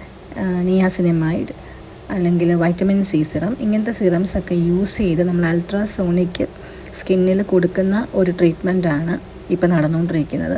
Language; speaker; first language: Malayalam; native; Malayalam